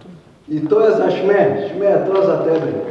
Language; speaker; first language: Slovenian; non-native, learner; Portuguese